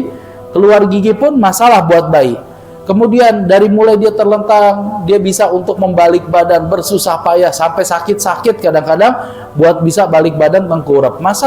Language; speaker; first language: Indonesian; native; Indonesian